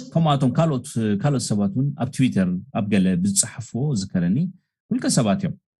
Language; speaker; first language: Tigrinya; native; Tigrinya